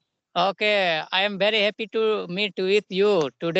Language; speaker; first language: English; non-native, learner; Hindi